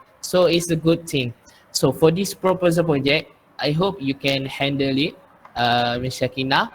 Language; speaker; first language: English; non-native, learner; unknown